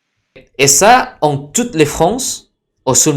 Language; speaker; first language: French; non-native, fluent; Indonesian